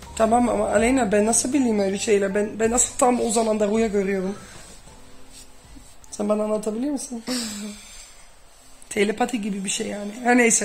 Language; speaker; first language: Turkish; early bilingual, heritage; Dutch